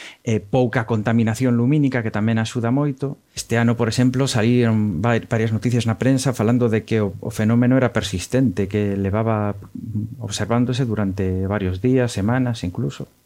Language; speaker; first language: Galician; non-native, local second language; Spanish